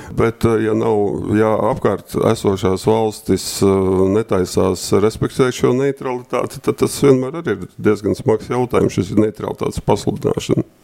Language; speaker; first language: Latvian; native; Latvian